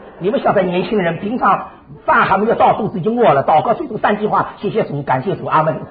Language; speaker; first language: Chinese; native; Chinese